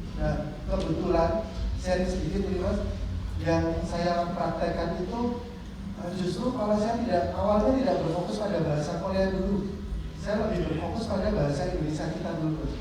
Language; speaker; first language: Indonesian; native; Indonesian